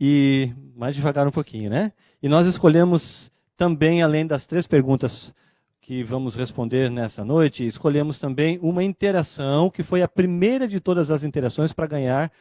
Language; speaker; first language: Portuguese; native; Portuguese